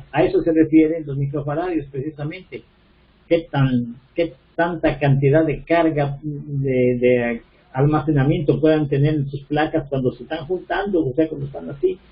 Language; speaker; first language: Spanish; native; Spanish